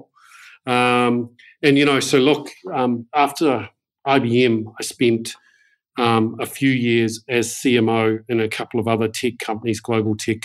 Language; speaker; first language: English; native; English